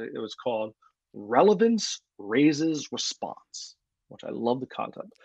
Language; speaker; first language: English; native; English